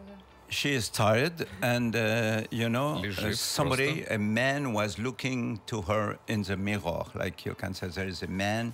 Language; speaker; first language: English; non-native, learner; French